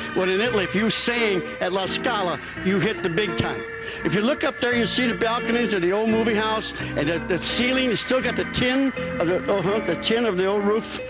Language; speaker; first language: English; native; English